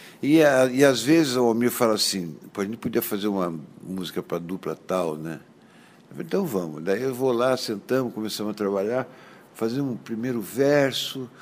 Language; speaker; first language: Portuguese; native; Portuguese